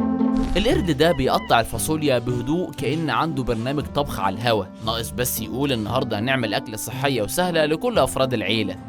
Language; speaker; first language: Arabic; native; Arabic